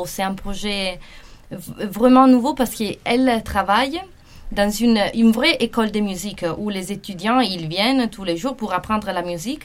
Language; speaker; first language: French; non-native, fluent; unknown